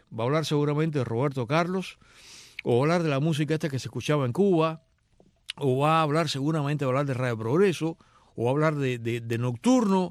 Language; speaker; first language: Spanish; native; Spanish